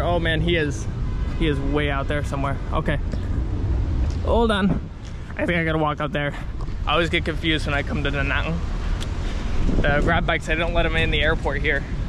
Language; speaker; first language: English; native; English